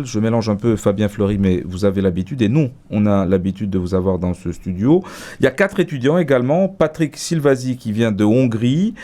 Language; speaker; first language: French; native; French